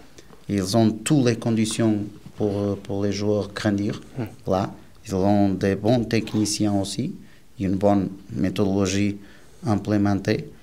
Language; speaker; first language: French; non-native, learner; Portuguese